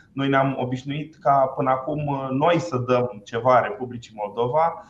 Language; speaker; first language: Romanian; native; Romanian